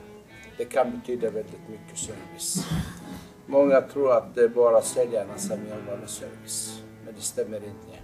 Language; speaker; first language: Swedish; non-native, fluent; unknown